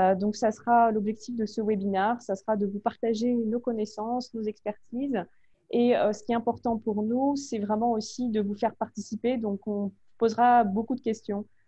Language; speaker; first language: French; native; French